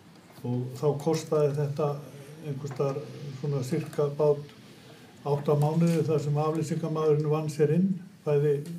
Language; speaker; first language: Icelandic; native; Icelandic